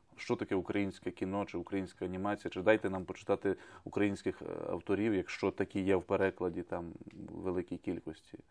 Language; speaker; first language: Ukrainian; native; Ukrainian